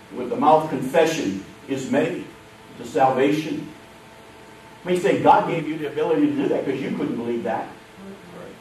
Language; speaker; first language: English; native; English